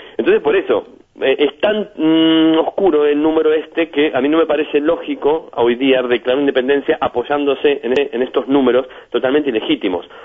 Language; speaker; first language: Spanish; native; Spanish